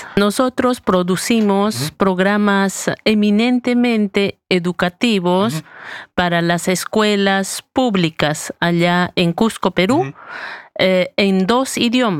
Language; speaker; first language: Spanish; native; Spanish